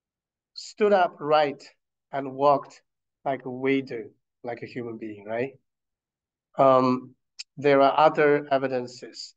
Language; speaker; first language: English; non-native, fluent; Chinese